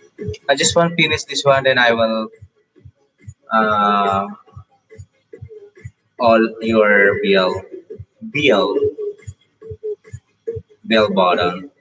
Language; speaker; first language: English; non-native, local second language; Filipino